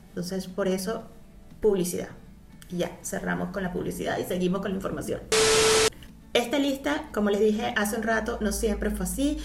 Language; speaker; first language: Spanish; native; Spanish